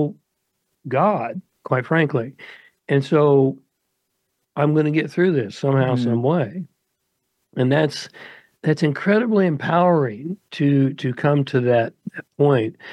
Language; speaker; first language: English; native; English